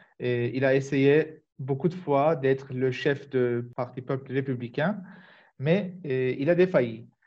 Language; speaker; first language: French; non-native, learner; Turkish